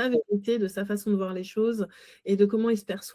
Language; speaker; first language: French; native; French